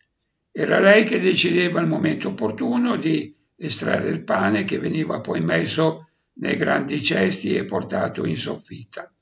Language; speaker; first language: Italian; native; Italian